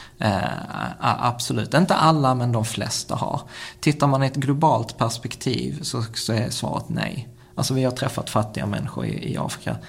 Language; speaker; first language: Swedish; early bilingual, other home language; Czech